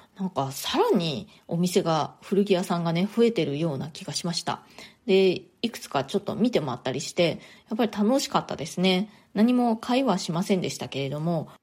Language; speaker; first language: Japanese; native; Japanese